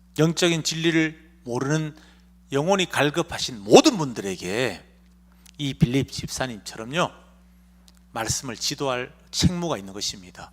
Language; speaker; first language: Korean; native; Korean